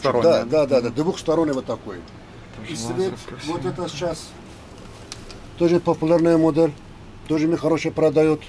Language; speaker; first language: Russian; non-native, learner; Turkish